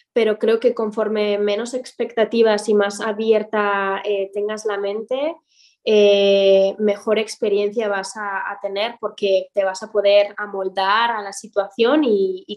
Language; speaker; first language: Spanish; native; Spanish